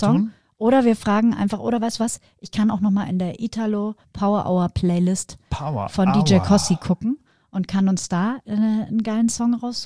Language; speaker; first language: German; native; German